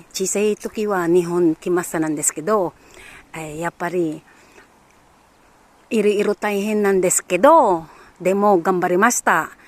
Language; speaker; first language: Japanese; non-native, fluent; Filipino